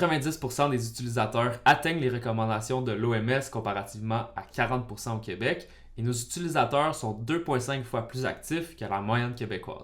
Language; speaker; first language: French; native; French